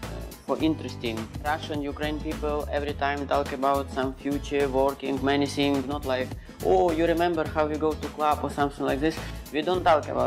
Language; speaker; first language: English; non-native, learner; Ukrainian